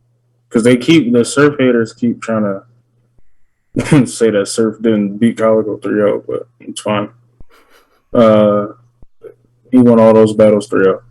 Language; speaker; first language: English; native; English